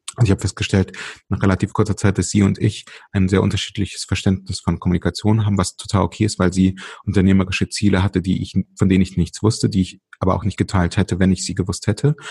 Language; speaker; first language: German; early bilingual, other home language; Russian